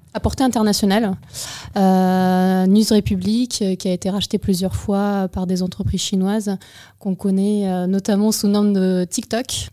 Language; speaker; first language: French; non-native, fluent; Ukrainian